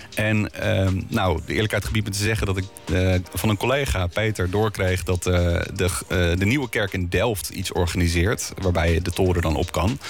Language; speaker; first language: Dutch; native; Dutch